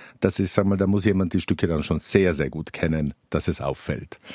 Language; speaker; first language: German; native; German